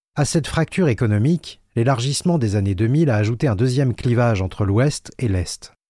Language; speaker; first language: French; native; French